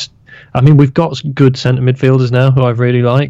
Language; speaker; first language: English; native; English